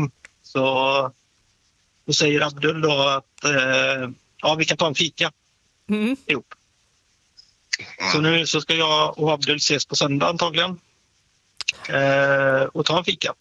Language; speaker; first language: Swedish; native; Swedish